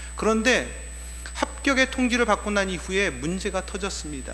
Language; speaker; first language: Korean; native; Korean